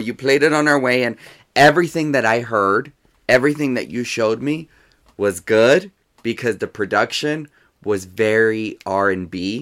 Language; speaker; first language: English; early bilingual, other home language; Spanish